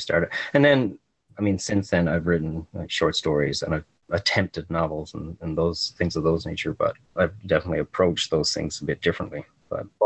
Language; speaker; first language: English; native; English